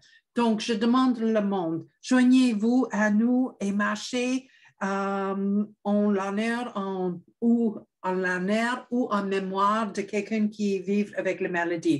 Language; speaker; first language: French; non-native, fluent; English